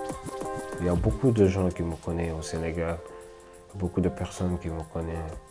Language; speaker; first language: French; non-native, local second language; Wolof